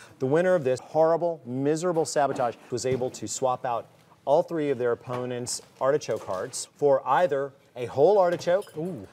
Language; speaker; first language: English; native; English